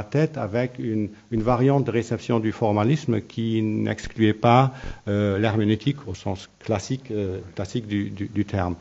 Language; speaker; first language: French; non-native, local second language; Luxembourgish